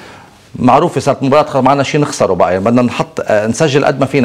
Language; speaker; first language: Arabic; native; Arabic